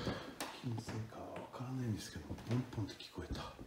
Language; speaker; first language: Japanese; non-native, fluent; French